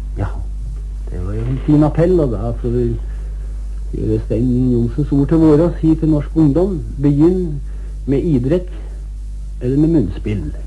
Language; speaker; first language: Norwegian; native; Norwegian